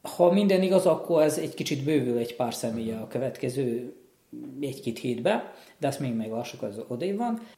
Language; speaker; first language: Hungarian; native; Hungarian